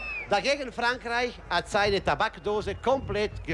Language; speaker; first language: German; non-native, fluent; Italian